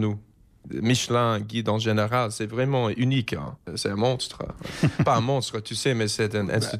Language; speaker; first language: French; non-native, learner; English